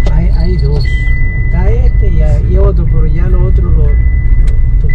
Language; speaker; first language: Spanish; early bilingual, other home language; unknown